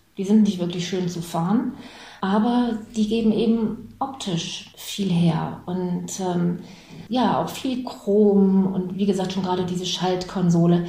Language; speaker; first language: German; native; German